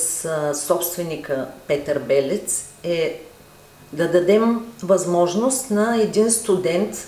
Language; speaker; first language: Bulgarian; native; Bulgarian